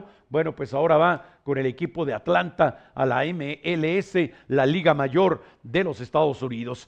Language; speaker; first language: Spanish; native; Spanish